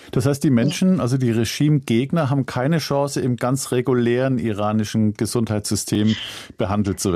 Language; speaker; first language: German; native; German